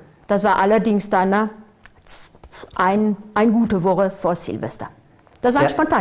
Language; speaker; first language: German; non-native, fluent; French